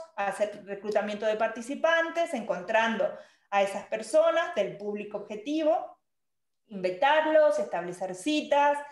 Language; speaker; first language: Spanish; native; Spanish